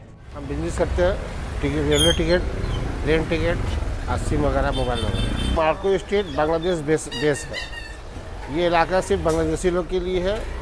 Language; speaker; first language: Hindi; non-native, local second language; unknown